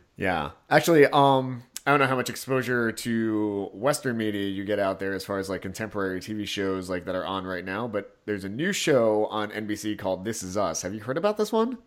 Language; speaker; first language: English; native; English